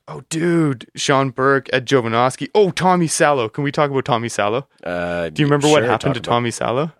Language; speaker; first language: English; native; English